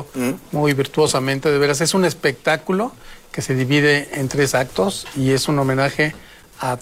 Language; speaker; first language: Spanish; native; Spanish